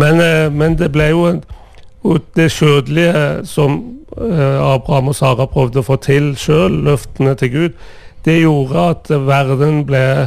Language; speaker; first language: Swedish; non-native, fluent; Persian